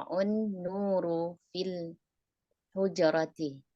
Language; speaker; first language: Arabic; non-native, learner; Indonesian